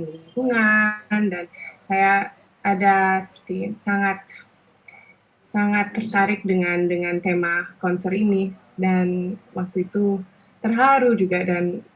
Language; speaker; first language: Indonesian; non-native, local second language; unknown